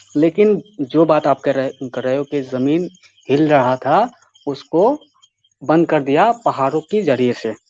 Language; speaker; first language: Hindi; non-native, local second language; Bangla